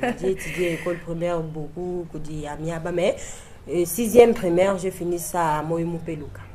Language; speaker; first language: French; non-native, local second language; Luba-Lulua